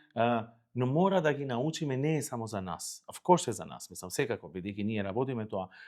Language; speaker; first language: Macedonian; non-native, local second language; Albanian